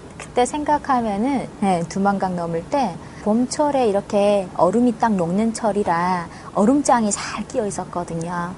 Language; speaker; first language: Korean; native; Korean